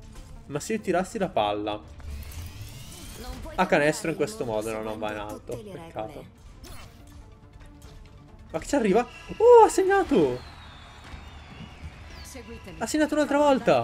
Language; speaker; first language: Italian; native; Italian